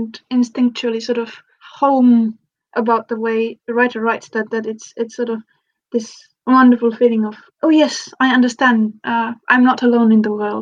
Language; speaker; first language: English; non-native, fluent; Finnish